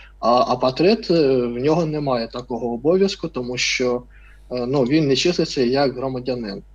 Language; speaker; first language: Ukrainian; non-native, fluent; Russian